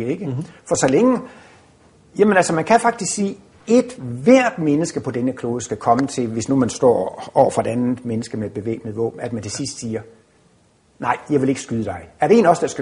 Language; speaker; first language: Danish; native; Danish